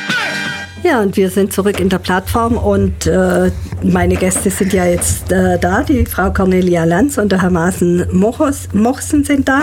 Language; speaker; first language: German; native; German